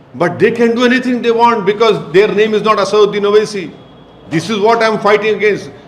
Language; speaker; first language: English; non-native, local second language; Hindi